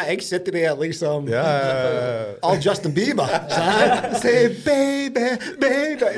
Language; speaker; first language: Norwegian; non-native, fluent; English